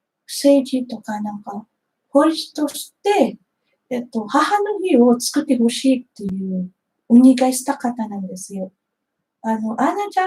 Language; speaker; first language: Japanese; non-native, fluent; Filipino